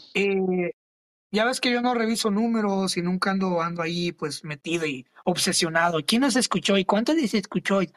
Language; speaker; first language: Spanish; early bilingual, other home language; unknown